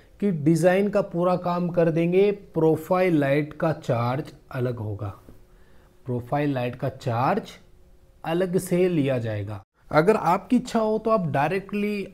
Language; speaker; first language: Hindi; native; Hindi